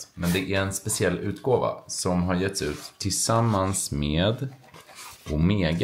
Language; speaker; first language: Swedish; native; Swedish